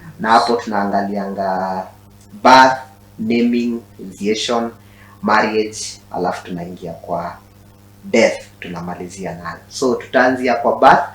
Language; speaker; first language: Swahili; native; Swahili